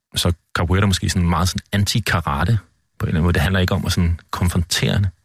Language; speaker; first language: Danish; native; Danish